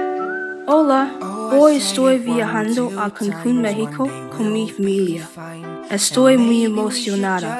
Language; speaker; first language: Spanish; non-native, learner; English